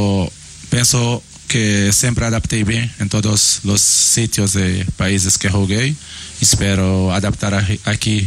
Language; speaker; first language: Spanish; non-native, learner; Portuguese